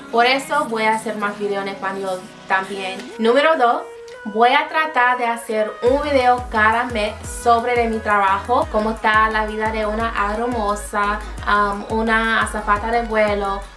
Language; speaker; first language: Spanish; non-native, fluent; English